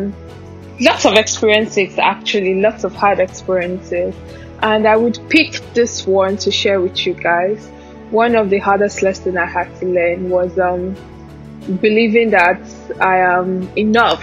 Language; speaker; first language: English; non-native, local second language; Igbo